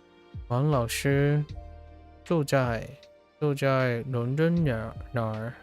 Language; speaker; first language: Chinese; non-native, learner; English